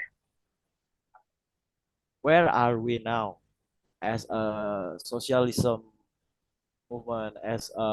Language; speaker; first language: English; non-native, learner; Indonesian